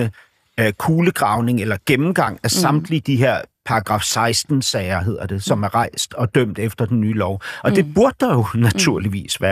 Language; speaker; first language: Danish; native; Danish